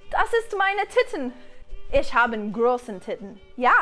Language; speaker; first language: German; non-native, learner; English